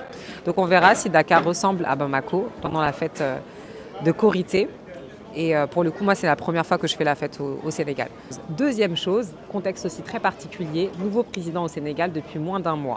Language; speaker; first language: French; native; French